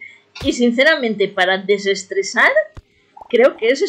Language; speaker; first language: Spanish; native; Spanish